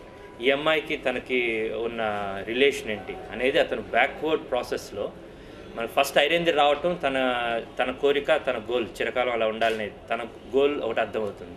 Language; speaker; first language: Telugu; native; Telugu